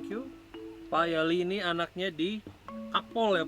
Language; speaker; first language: Indonesian; native; Indonesian